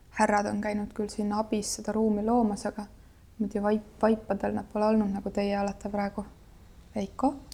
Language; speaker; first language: Estonian; native; Estonian